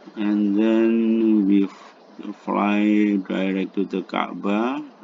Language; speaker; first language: English; non-native, learner; Indonesian